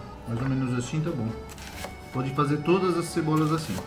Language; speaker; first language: Portuguese; non-native, fluent; French